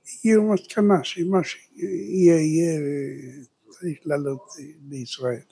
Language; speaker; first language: Hebrew; early bilingual, other home language; Spanish